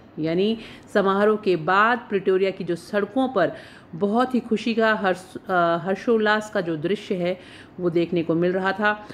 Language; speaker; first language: Hindi; native; Hindi